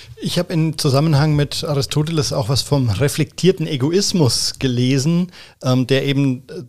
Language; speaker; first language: German; native; German